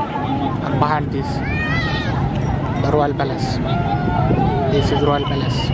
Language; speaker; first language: English; non-native, learner; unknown